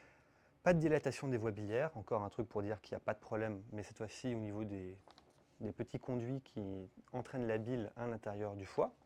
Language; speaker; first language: French; native; French